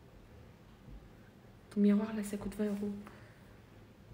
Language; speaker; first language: French; native; French